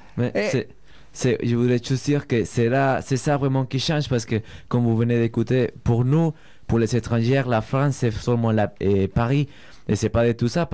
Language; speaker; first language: French; non-native, fluent; Spanish